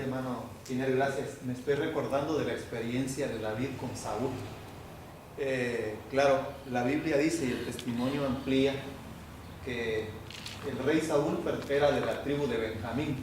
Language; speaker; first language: Spanish; native; Spanish